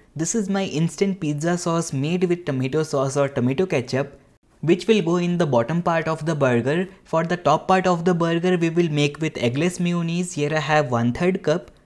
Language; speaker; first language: English; non-native, local second language; Hindi